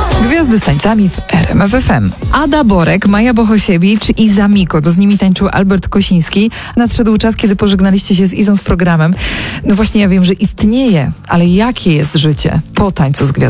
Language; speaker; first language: Polish; native; Polish